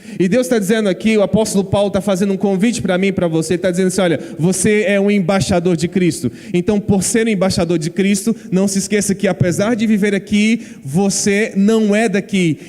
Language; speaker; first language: Portuguese; native; Portuguese